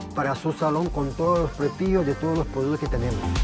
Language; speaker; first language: Spanish; non-native, fluent; Portuguese